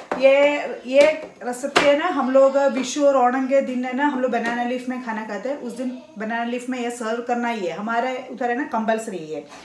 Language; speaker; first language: Hindi; non-native, local second language; Malayalam